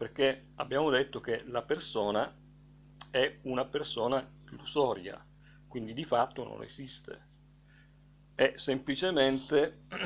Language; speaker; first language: Italian; native; Italian